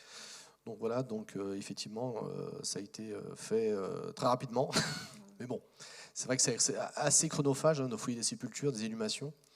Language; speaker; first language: French; native; French